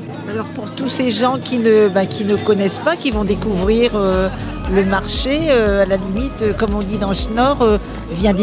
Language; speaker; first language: French; native; French